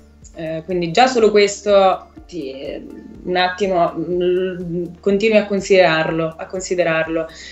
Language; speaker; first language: Italian; native; Italian